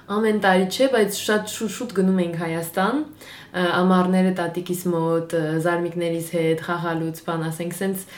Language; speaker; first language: Armenian; early bilingual, heritage; French